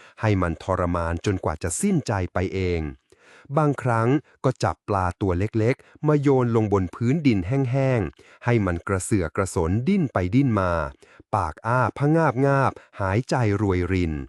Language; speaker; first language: Thai; native; Thai